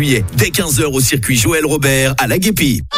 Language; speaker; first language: French; native; French